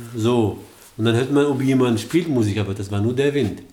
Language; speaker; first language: German; early bilingual, other home language; Arabic